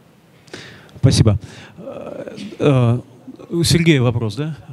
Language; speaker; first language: Russian; native; Russian